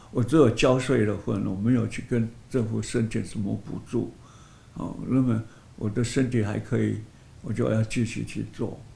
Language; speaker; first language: Chinese; non-native, local second language; Hakka Chinese